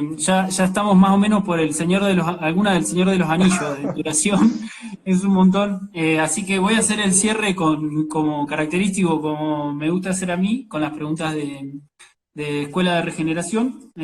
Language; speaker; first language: Spanish; native; Spanish